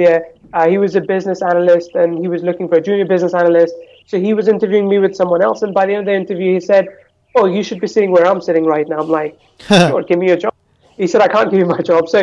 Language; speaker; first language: English; non-native, local second language; Hindi